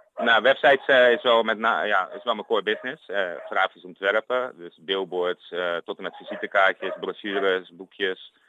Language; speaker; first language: Dutch; native; Dutch